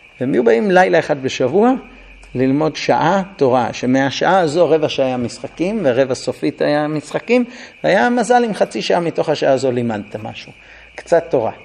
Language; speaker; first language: Hebrew; non-native, fluent; English